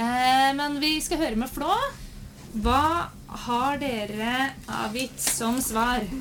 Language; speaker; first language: Norwegian; native; Norwegian